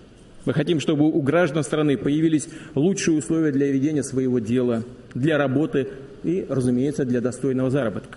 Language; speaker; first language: Russian; native; Russian